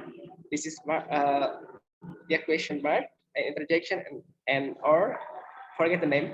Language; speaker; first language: English; non-native, learner; Indonesian